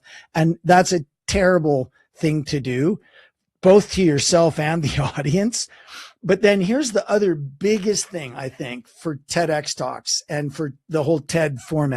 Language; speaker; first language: English; native; English